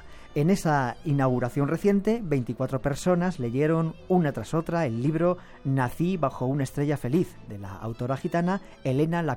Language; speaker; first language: Spanish; native; Spanish